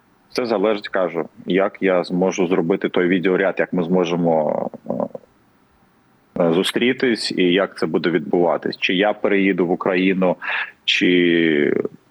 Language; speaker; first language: Ukrainian; non-native, fluent; Russian